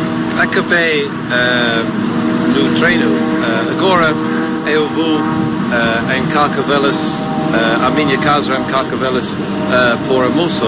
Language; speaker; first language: Portuguese; non-native, learner; English